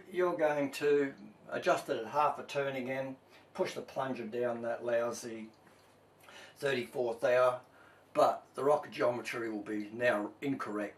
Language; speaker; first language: English; native; English